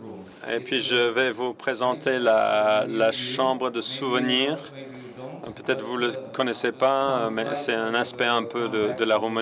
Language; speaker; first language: French; non-native, fluent; Romanian